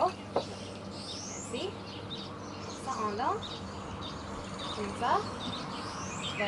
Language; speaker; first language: French; non-native, learner; English